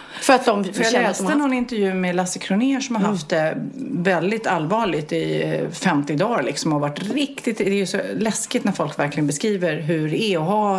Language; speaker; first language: Swedish; native; Swedish